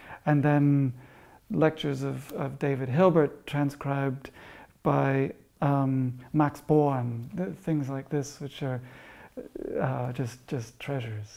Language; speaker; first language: English; native; English